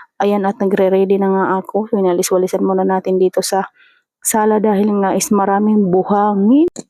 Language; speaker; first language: Filipino; native; Filipino